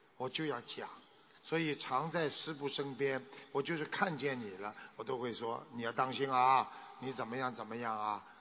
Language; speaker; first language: Chinese; native; Chinese